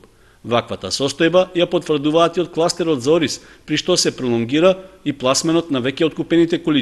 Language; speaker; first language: Macedonian; native; Macedonian